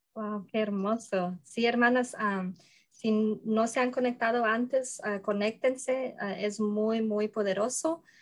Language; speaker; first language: Spanish; early bilingual, heritage; Spanish